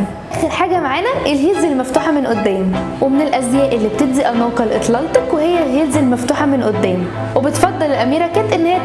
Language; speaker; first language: Arabic; native; Arabic